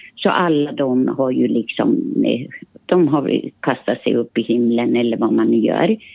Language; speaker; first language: Swedish; early bilingual, other home language; Finnish